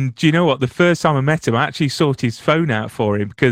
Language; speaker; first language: English; native; English